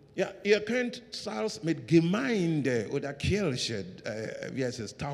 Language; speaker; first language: German; non-native, learner; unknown